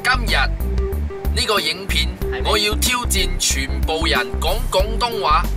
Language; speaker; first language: Cantonese; non-native, local second language; Chinese